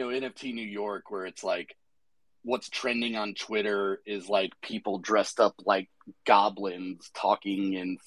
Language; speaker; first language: English; native; English